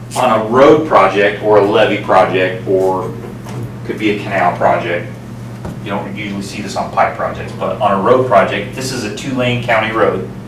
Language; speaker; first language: English; native; English